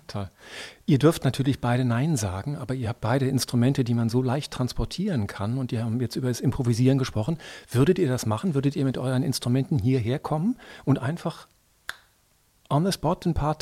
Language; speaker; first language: German; native; German